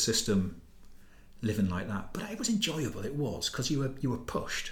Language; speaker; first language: English; native; English